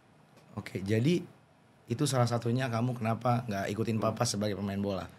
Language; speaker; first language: Indonesian; native; Indonesian